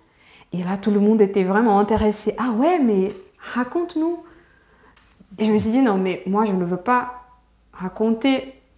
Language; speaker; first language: French; non-native, fluent; Portuguese